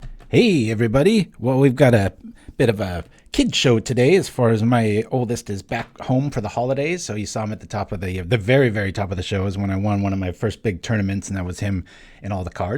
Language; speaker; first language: English; native; English